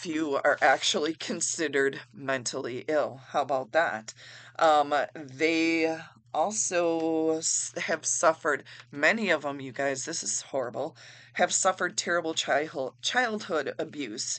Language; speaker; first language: English; native; English